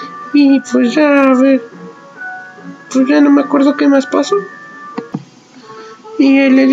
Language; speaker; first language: Spanish; native; Spanish